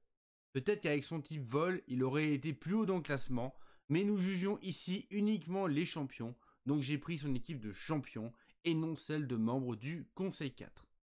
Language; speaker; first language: French; native; French